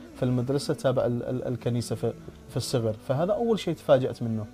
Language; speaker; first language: Arabic; non-native, fluent; English